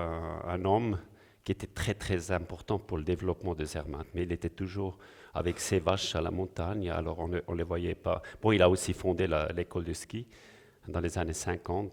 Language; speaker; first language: French; non-native, local second language; German